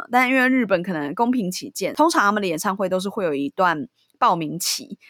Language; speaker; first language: Chinese; native; Chinese